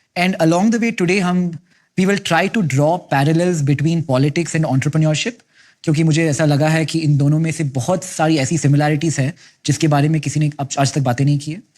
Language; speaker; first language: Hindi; non-native, local second language; Kannada